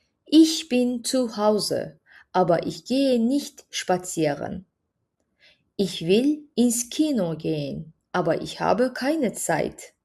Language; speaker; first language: German; non-native, fluent; Azerbaijani